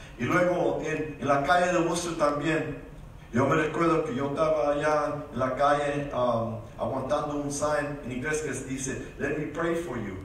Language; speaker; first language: Spanish; early bilingual, heritage; Spanish